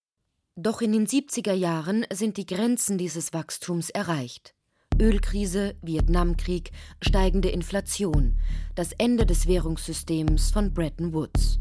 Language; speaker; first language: German; native; German